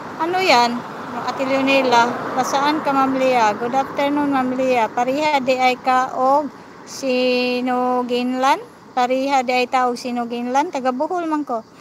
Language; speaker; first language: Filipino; non-native, local second language; Cebuano